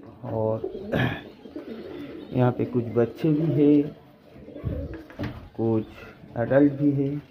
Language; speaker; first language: Hindi; non-native, local second language; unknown